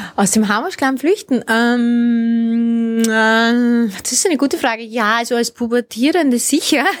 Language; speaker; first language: German; early bilingual, other home language; Hungarian